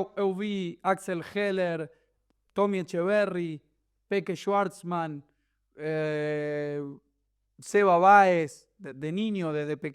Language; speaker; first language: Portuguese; non-native, learner; Spanish